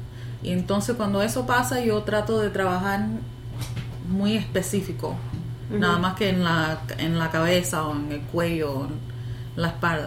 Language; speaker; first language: Spanish; early bilingual, heritage; Spanish